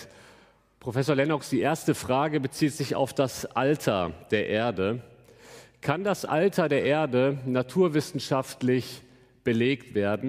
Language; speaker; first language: German; native; German